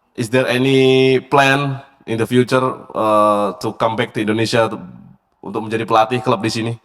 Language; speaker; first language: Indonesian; native; Indonesian